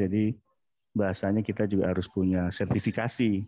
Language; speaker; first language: Indonesian; native; Indonesian